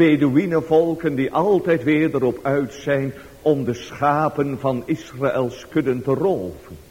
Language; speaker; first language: Dutch; native; Dutch